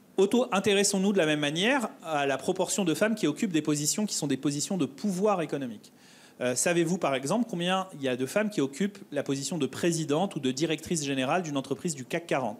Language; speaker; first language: French; native; French